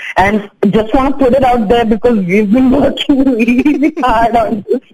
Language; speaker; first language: English; non-native, local second language; Tamil